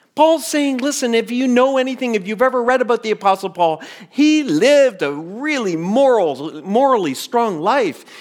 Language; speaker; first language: English; native; English